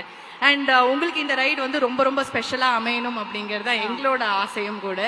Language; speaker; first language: Tamil; native; Tamil